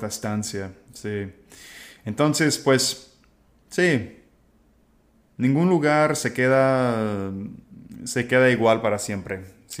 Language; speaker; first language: Spanish; non-native, fluent; English